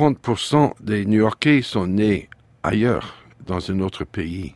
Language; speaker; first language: French; non-native, fluent; English